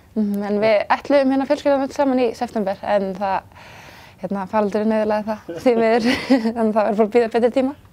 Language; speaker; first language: Icelandic; native; Icelandic